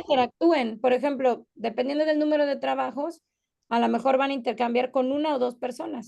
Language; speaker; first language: Spanish; native; Spanish